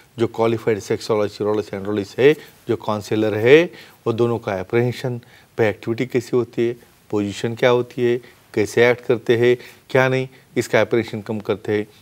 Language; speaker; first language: Hindi; non-native, local second language; Marathi